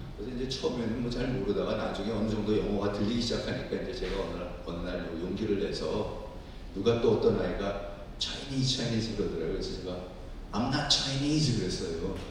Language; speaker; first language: Korean; native; Korean